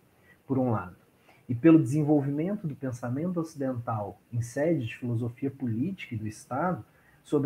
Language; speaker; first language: Portuguese; native; Portuguese